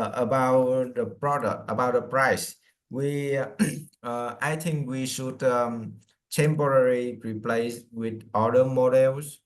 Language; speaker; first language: English; non-native, learner; Vietnamese